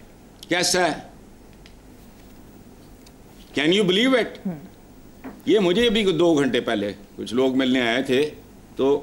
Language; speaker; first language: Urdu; non-native, local second language; Punjabi